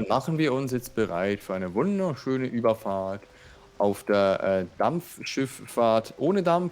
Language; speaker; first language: German; native; German